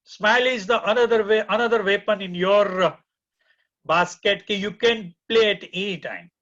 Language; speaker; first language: English; non-native, local second language; Gujarati